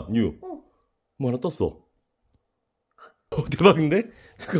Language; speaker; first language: Korean; native; Korean